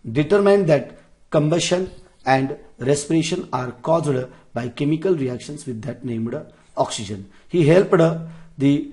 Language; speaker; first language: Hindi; non-native, local second language; Marathi